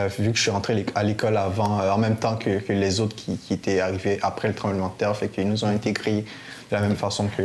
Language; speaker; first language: French; non-native, local second language; Haitian Creole